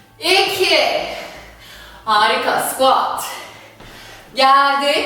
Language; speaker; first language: Turkish; non-native, fluent; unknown